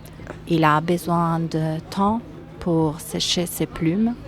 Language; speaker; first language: French; non-native, fluent; Italian